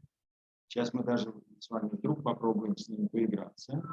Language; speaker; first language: Russian; native; Russian